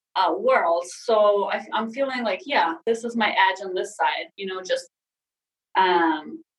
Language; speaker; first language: English; non-native, fluent; Russian